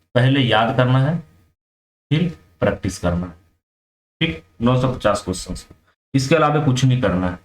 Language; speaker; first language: Hindi; native; Hindi